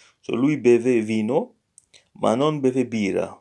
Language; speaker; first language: Italian; non-native, fluent; English